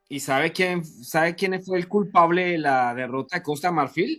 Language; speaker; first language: Spanish; native; Spanish